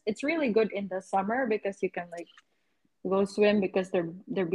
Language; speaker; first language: English; non-native, local second language; Cebuano